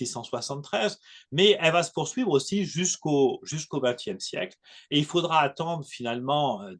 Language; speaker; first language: French; native; French